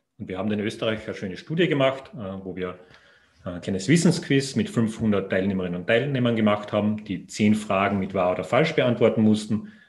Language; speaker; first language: German; native; German